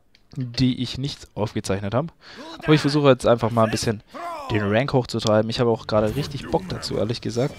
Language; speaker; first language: German; native; German